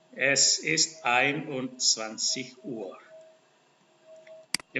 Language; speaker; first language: German; non-native, learner; Indonesian